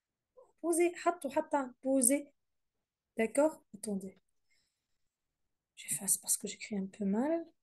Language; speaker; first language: French; non-native, fluent; Arabic